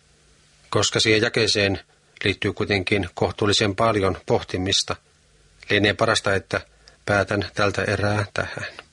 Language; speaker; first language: Finnish; native; Finnish